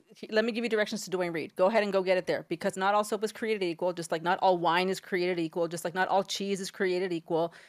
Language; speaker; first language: English; native; English